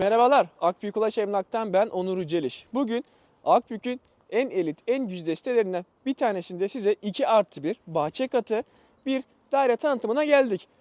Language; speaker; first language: Turkish; native; Turkish